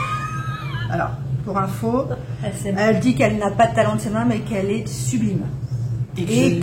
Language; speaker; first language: French; native; French